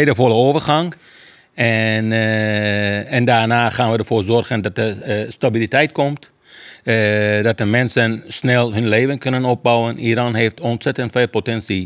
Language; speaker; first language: Dutch; non-native, fluent; Persian